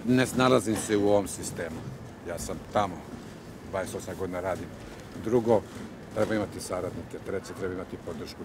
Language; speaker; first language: Serbian; native; Serbian